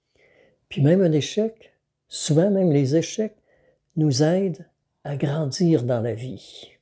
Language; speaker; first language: French; native; French